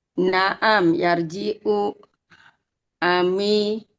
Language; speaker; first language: Arabic; non-native, learner; Indonesian